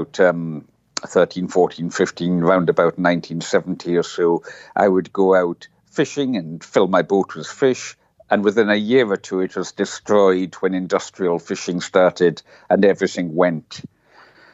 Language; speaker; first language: English; native; English